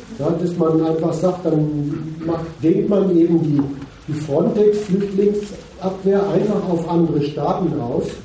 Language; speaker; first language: German; native; German